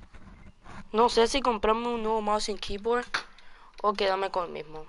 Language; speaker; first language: Spanish; early bilingual, other home language; English